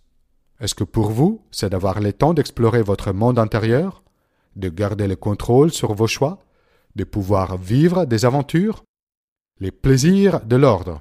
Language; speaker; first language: French; non-native, fluent; Italian